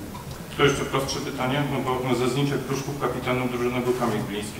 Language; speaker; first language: Polish; native; Polish